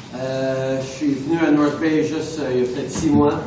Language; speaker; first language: French; native; French